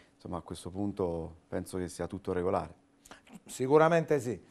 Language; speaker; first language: Italian; native; Italian